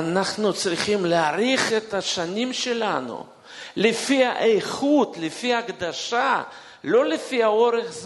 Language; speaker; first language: Hebrew; non-native, fluent; Russian